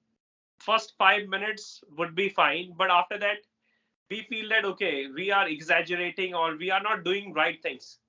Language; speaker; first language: English; non-native, local second language; Hindi